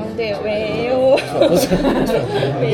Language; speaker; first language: Korean; non-native, learner; Japanese